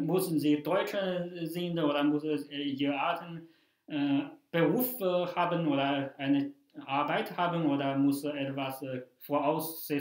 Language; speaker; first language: German; non-native, fluent; Chinese